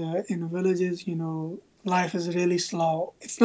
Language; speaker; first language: English; non-native, local second language; Punjabi